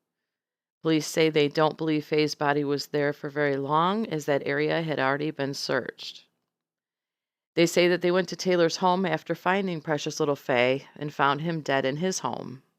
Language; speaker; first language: English; native; English